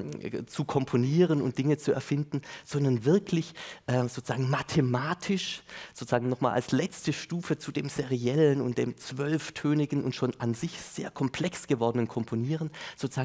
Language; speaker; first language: German; native; German